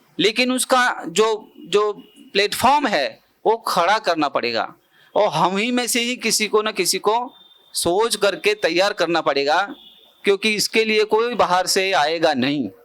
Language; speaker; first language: Hindi; non-native, local second language; Bhili